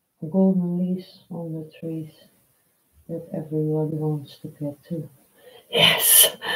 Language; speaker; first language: English; non-native, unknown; Dutch